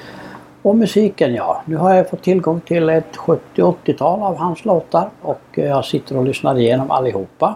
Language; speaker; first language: Swedish; native; Swedish